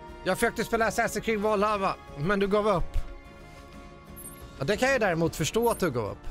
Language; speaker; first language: Swedish; native; Swedish